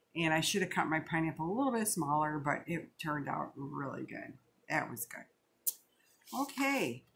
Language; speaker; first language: English; native; English